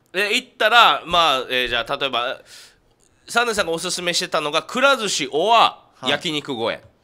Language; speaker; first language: Japanese; native; Japanese